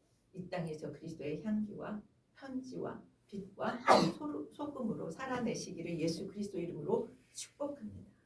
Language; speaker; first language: Korean; native; Korean